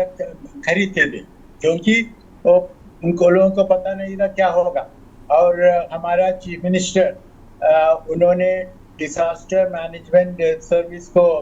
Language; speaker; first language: Hindi; non-native, local second language; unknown